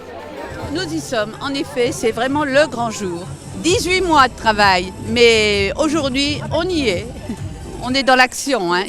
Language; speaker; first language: French; native; French